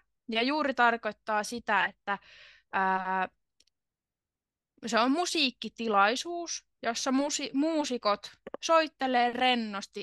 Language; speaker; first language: Finnish; native; Finnish